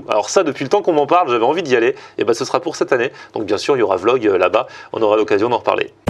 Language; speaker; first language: French; native; French